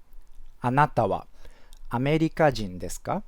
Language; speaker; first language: Japanese; non-native, fluent; English